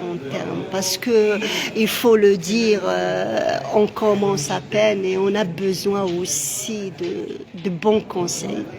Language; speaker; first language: French; non-native, local second language; Arabic